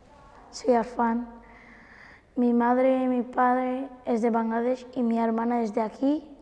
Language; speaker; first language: Spanish; non-native, learner; Bangla